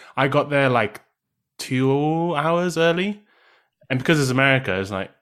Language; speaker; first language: English; native; English